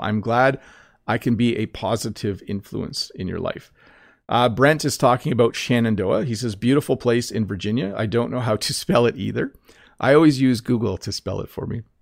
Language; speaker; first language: English; native; English